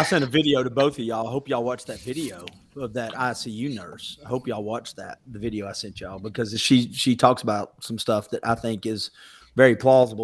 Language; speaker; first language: English; native; English